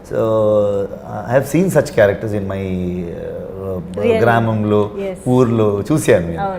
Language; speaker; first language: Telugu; non-native, learner; Kannada